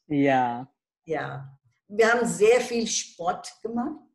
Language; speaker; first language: German; non-native, fluent; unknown